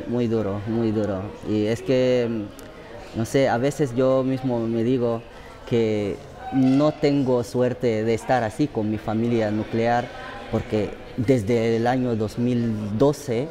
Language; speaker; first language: Spanish; non-native, fluent; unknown